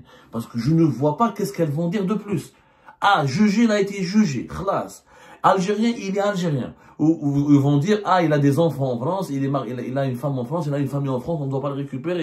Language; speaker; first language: French; non-native, local second language; Arabic